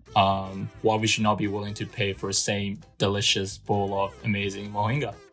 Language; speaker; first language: English; non-native, fluent; Burmese